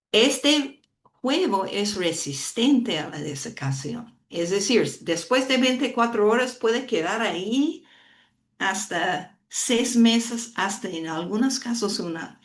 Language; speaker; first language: Spanish; non-native, fluent; English